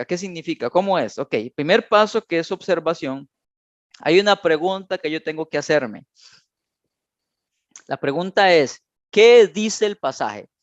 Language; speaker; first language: Spanish; native; Spanish